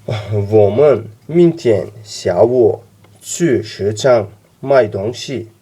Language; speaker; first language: Chinese; non-native, learner; Azerbaijani